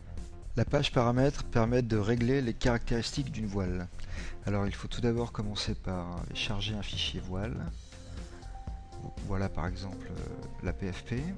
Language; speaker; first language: French; native; French